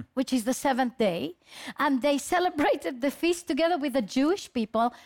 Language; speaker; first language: English; early bilingual, other home language; Spanish